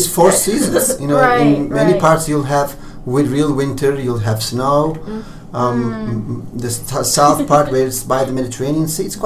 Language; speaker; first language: English; non-native, fluent; Turkish